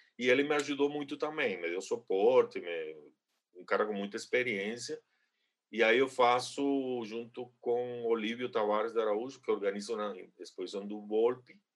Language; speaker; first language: Portuguese; non-native, fluent; Spanish